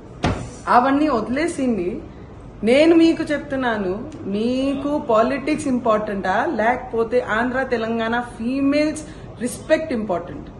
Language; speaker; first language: Telugu; non-native, fluent; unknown